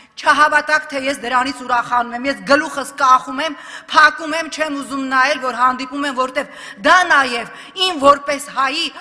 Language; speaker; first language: Armenian; native; Armenian